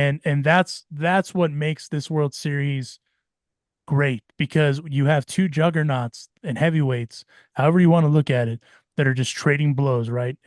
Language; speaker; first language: English; native; English